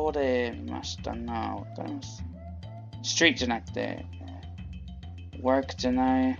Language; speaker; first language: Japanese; non-native, learner; English